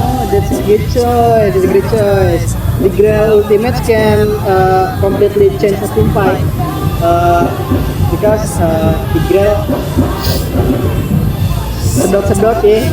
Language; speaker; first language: English; non-native, learner; Indonesian